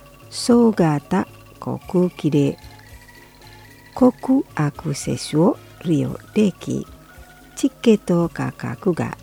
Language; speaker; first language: Japanese; non-native, fluent; Indonesian